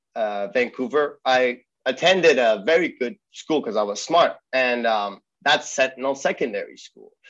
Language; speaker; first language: English; early bilingual, other home language; Persian